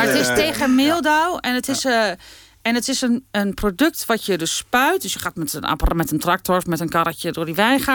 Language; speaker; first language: Dutch; native; Dutch